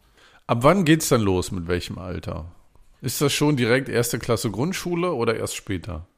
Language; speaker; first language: German; native; German